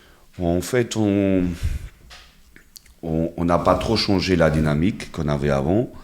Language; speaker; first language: French; non-native, fluent; Portuguese